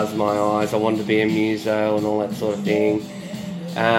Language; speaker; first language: English; native; English